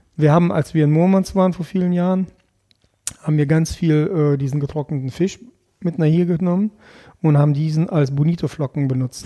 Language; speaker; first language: German; early bilingual, other home language; Russian